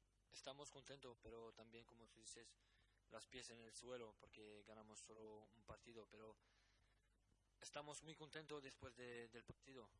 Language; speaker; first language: Spanish; non-native, learner; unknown